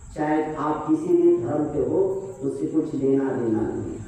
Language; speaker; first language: Hindi; non-native, local second language; Marathi